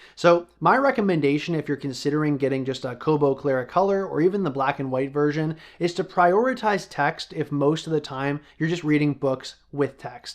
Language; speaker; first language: English; native; English